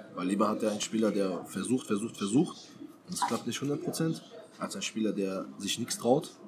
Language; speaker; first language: German; native; German